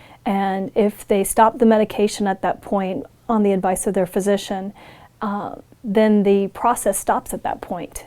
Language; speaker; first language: English; native; English